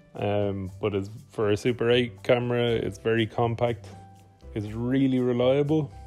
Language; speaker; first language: English; native; English